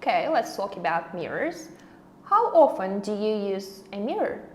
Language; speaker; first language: English; non-native, fluent; Azerbaijani